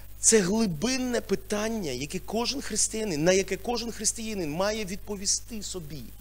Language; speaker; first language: Ukrainian; non-native, local second language; Russian